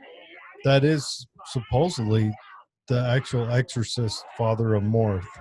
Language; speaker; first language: English; native; English